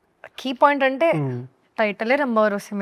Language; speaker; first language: Telugu; non-native, learner; Hindi